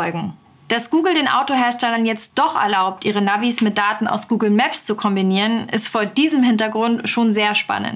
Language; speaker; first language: German; native; German